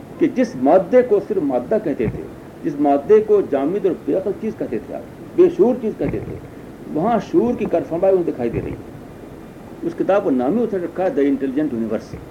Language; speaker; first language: Urdu; native; Urdu